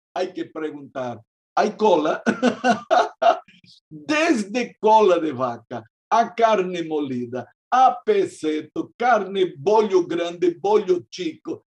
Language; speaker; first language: Spanish; non-native, fluent; Portuguese